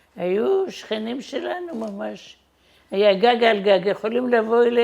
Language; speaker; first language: Hebrew; non-native, fluent; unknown